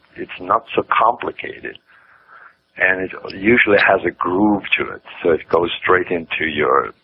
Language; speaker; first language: English; non-native, fluent; Swedish